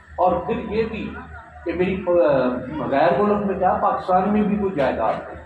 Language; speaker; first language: Urdu; non-native, local second language; Punjabi